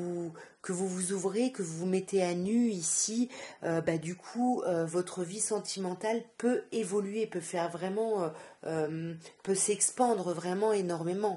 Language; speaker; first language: French; native; French